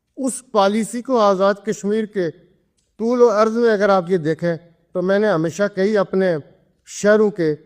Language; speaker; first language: Urdu; non-native, local second language; Pahari-Potwari